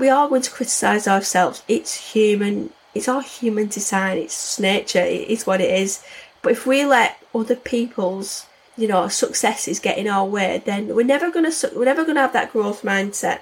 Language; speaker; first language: English; native; English